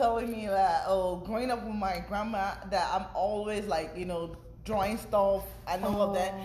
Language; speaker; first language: English; non-native, local second language; Yoruba